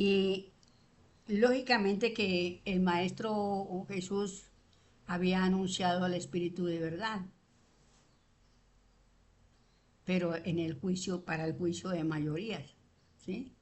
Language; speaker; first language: Spanish; native; Spanish